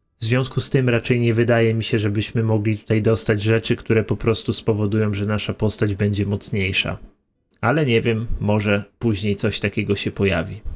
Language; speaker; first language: Polish; native; Polish